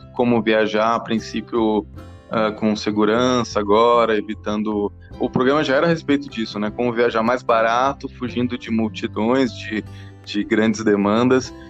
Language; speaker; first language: Portuguese; non-native, fluent; English